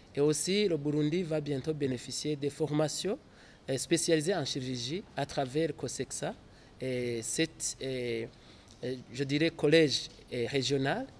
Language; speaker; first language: French; non-native, local second language; Rundi